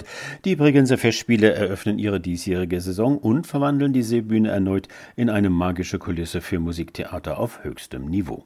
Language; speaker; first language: German; native; German